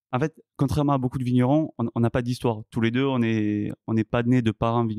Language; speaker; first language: French; native; French